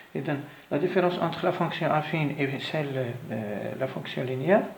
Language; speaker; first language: French; non-native, local second language; Arabic